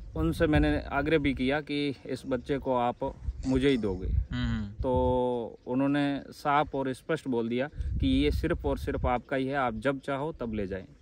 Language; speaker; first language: Hindi; native; Hindi